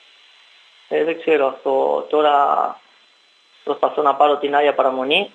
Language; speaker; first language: Greek; non-native, learner; Spanish